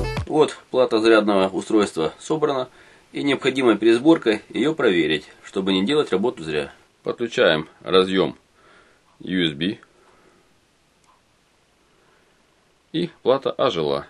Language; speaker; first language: Russian; native; Russian